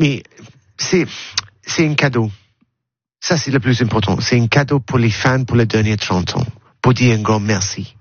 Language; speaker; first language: French; non-native, learner; English